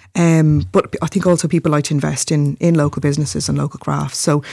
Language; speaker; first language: English; native; English